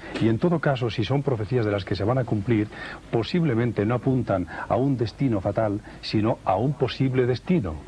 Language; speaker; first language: Spanish; native; Spanish